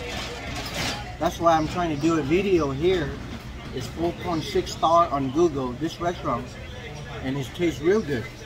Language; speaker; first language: English; non-native, fluent; Vietnamese